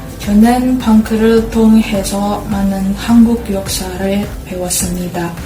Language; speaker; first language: Korean; non-native, fluent; Indonesian